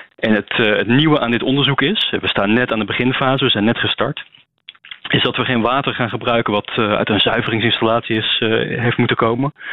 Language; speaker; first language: Dutch; native; Dutch